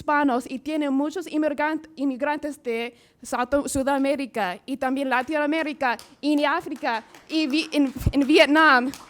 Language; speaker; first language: Spanish; non-native, learner; English